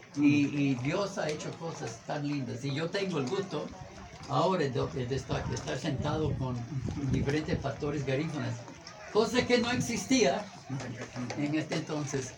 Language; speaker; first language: Spanish; non-native, fluent; English